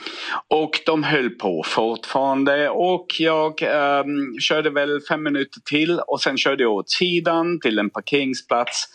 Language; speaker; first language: Swedish; non-native, fluent; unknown